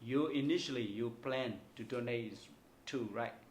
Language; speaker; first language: English; non-native, fluent; Burmese